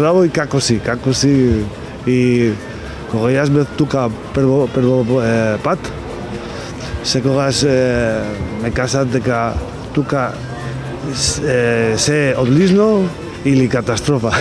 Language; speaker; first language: Macedonian; non-native, learner; Spanish